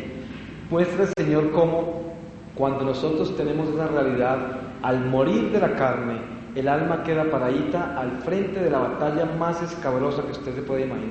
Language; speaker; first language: Spanish; native; Spanish